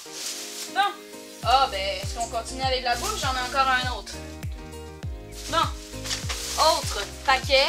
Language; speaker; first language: French; native; French